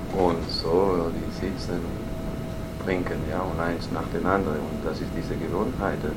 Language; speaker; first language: German; non-native, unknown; Spanish